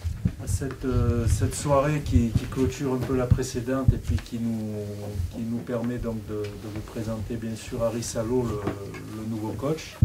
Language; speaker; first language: French; native; French